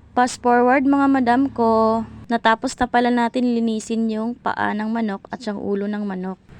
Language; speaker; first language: Filipino; non-native, local second language; Cebuano